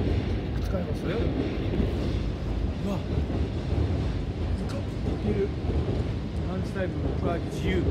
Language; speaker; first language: Japanese; native; Japanese